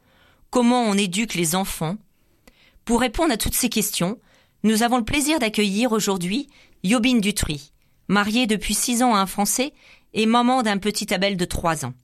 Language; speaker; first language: French; native; French